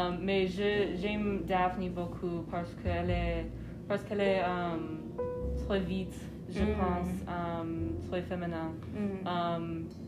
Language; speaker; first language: French; non-native, learner; English